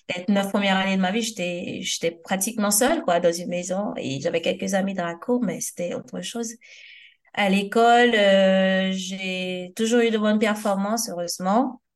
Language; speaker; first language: French; non-native, local second language; Haitian Creole